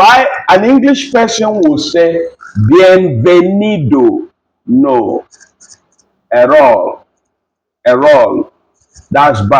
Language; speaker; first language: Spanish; non-native, learner; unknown